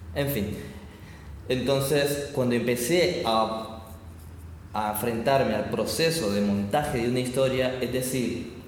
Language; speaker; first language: Spanish; native; Spanish